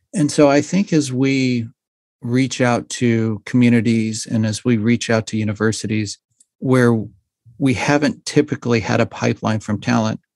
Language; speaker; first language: English; native; English